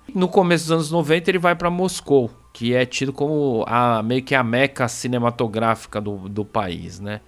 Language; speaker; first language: Portuguese; native; Portuguese